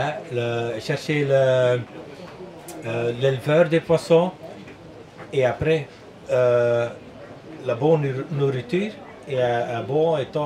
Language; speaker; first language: French; non-native, learner; Dutch